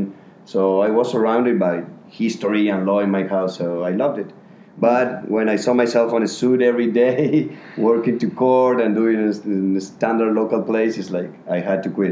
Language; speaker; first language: English; non-native, fluent; Spanish